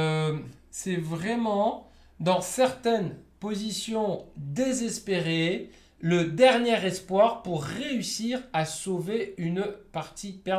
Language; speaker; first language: French; native; French